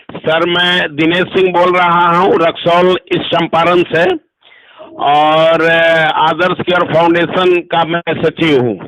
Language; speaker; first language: Hindi; non-native, local second language; Bhojpuri